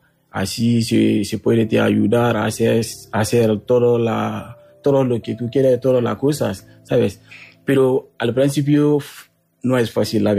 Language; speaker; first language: Spanish; non-native, learner; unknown